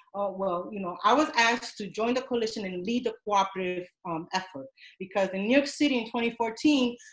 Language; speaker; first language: English; non-native, fluent; Spanish